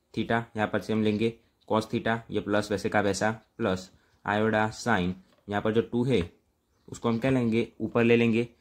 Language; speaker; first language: Hindi; non-native, local second language; Gujarati